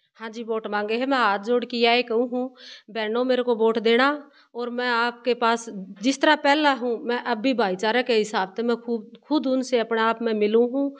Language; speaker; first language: Hindi; native; Hindi